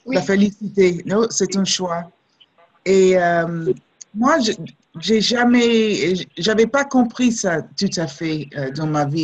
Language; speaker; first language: French; non-native, fluent; English